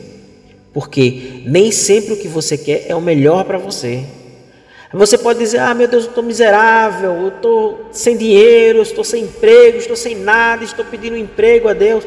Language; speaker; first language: Portuguese; native; Portuguese